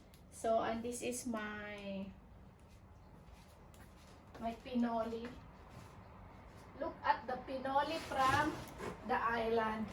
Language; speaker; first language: English; non-native, local second language; Filipino